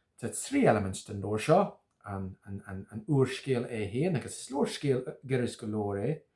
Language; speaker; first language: Irish; native; Irish